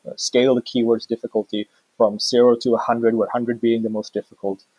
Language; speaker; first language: English; non-native, fluent; Swedish